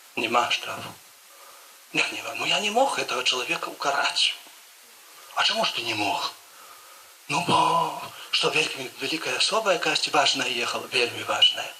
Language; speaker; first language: Belarusian; non-native, local second language; Polish